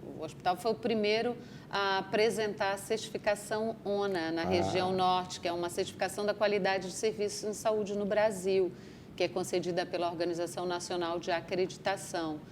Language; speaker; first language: Portuguese; native; Portuguese